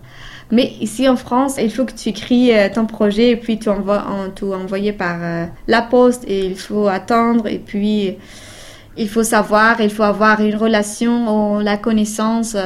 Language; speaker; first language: French; non-native, fluent; Persian